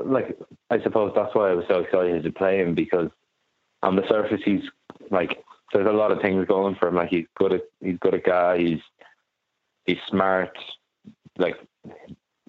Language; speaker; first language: English; native; English